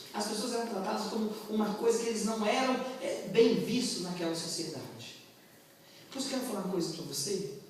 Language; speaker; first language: Portuguese; native; Portuguese